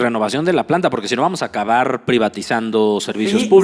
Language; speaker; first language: Spanish; native; Spanish